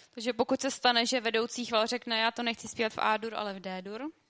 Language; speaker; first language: Czech; native; Czech